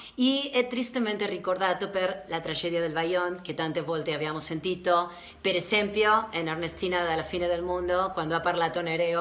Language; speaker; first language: Italian; non-native, learner; Spanish